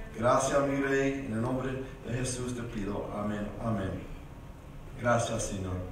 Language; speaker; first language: Spanish; early bilingual, heritage; Spanish